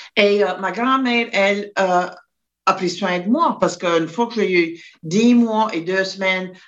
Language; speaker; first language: French; native; French